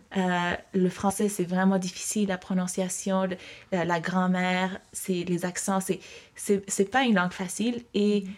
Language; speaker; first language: French; early bilingual, heritage; French